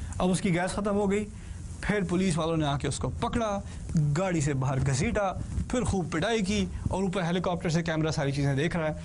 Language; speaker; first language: Urdu; early bilingual, heritage; Urdu